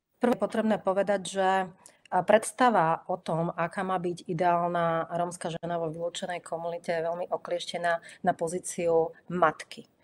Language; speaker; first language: Slovak; native; Slovak